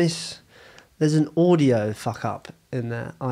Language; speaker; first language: English; native; English